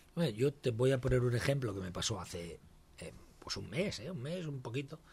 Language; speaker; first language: Spanish; native; Spanish